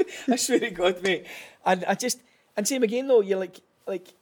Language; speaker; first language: English; native; English